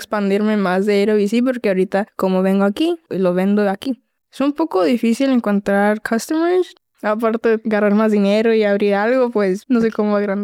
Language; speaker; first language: Spanish; early bilingual, heritage; Spanish